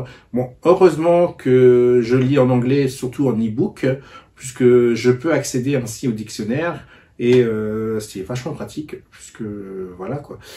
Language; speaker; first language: French; native; French